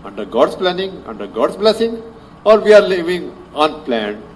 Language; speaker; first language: English; non-native, local second language; Urdu